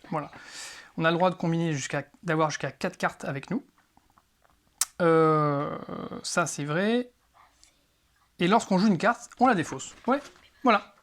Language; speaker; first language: French; native; French